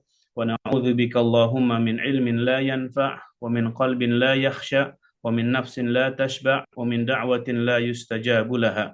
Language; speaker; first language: Arabic; non-native, fluent; Indonesian